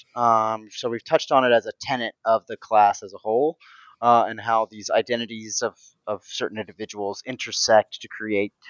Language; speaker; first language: English; native; English